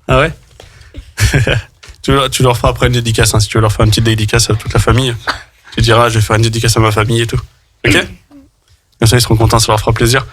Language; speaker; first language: French; native; French